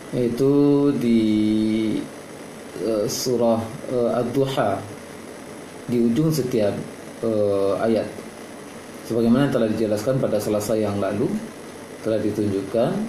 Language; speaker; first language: Indonesian; native; Indonesian